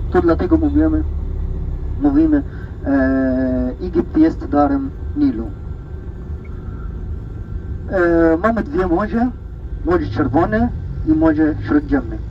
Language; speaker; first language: Polish; non-native, learner; Arabic